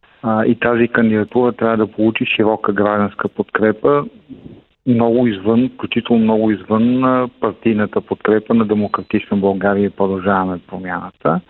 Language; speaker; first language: Bulgarian; native; Bulgarian